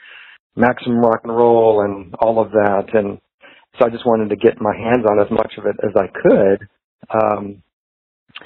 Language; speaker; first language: English; native; English